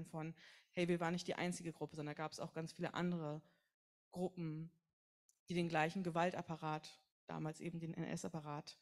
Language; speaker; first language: German; native; German